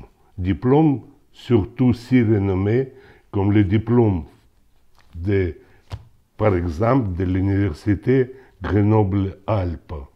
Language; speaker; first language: French; non-native, local second language; Ukrainian